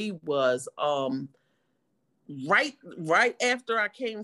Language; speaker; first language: English; native; English